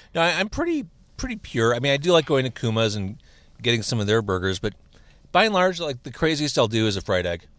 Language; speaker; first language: English; native; English